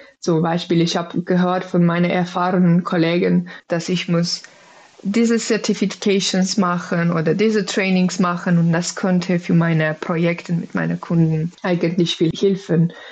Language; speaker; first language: German; non-native, fluent; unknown